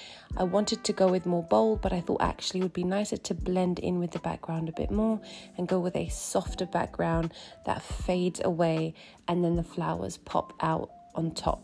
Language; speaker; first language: English; native; English